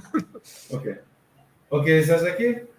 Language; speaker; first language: Spanish; non-native, learner; English